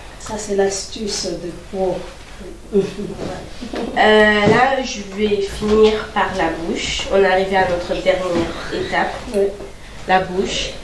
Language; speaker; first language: French; non-native, local second language; Lingala